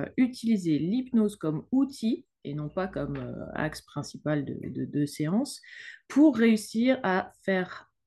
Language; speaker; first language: French; native; French